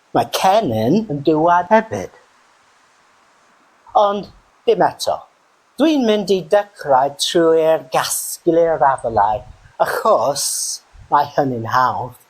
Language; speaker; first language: Welsh; non-native, learner; English